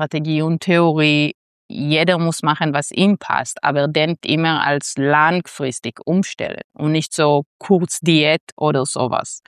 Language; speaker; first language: German; non-native, fluent; Hebrew